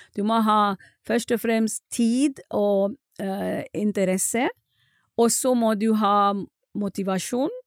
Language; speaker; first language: Norwegian; non-native, fluent; Marathi